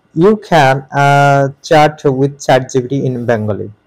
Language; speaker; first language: English; non-native, local second language; Bangla